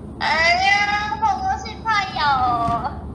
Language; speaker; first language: Korean; non-native, fluent; Thai